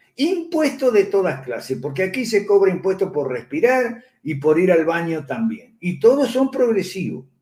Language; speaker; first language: Spanish; native; Spanish